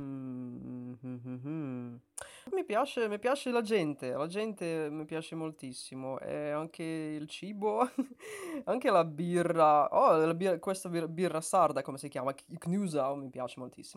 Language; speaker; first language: Italian; non-native, learner; Russian